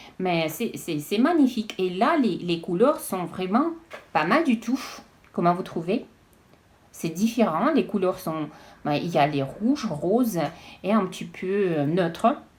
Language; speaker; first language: French; non-native, fluent; Russian